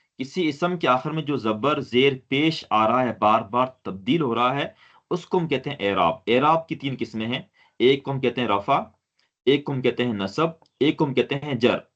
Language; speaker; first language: Urdu; non-native, local second language; Sindhi